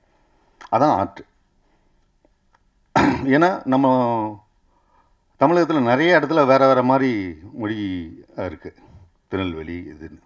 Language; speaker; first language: Tamil; native; Tamil